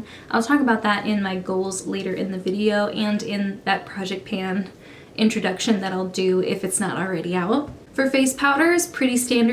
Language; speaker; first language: English; native; English